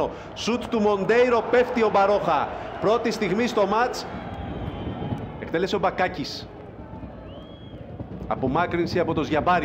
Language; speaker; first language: Greek; native; Greek